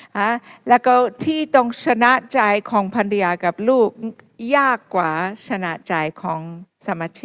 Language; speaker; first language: Thai; non-native, fluent; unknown